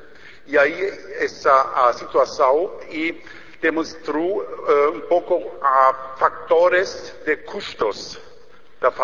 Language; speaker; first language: Portuguese; non-native, learner; German